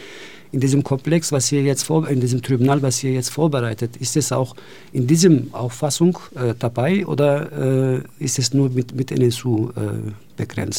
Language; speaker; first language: German; non-native, fluent; Turkish